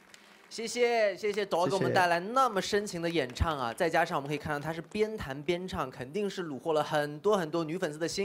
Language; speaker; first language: Chinese; native; Chinese